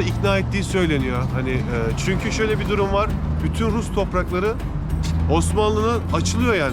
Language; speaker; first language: Turkish; native; Turkish